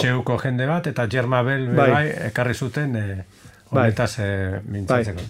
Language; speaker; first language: Basque; native; Basque